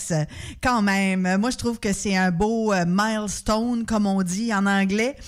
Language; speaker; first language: French; native; French